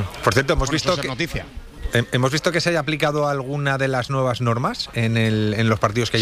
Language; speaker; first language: Spanish; native; Spanish